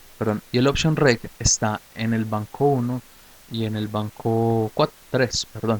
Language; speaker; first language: Spanish; native; Spanish